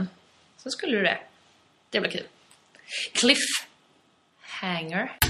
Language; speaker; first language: Swedish; native; Swedish